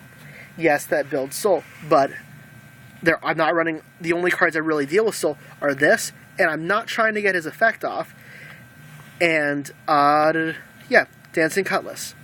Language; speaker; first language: English; native; English